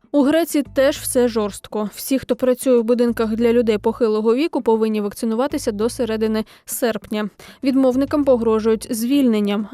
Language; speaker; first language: Ukrainian; native; Ukrainian